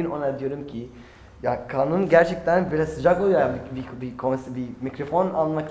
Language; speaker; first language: Turkish; non-native, fluent; Arabic